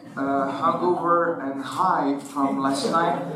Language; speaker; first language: English; non-native, fluent; Arabic